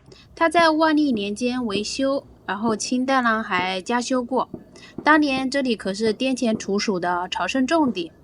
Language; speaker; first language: Chinese; native; Chinese